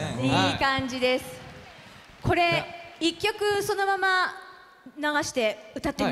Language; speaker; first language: Japanese; native; Japanese